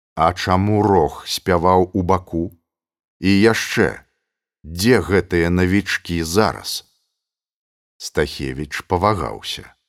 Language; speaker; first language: Belarusian; native; Belarusian